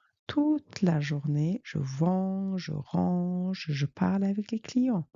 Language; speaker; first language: French; non-native, fluent; Mongolian